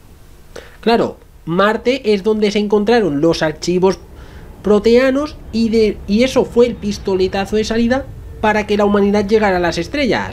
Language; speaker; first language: Spanish; native; Spanish